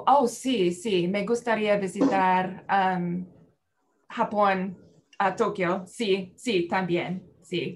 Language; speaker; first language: Spanish; non-native, learner; English